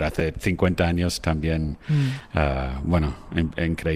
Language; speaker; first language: Spanish; non-native, fluent; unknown